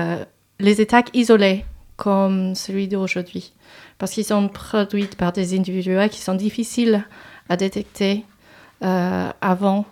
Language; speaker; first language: French; non-native, fluent; English